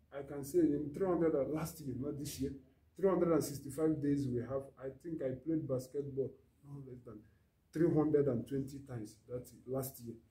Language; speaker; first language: English; non-native, local second language; Igbo